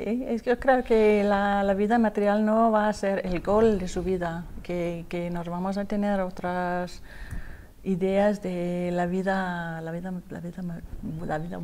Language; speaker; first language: Spanish; non-native, learner; Danish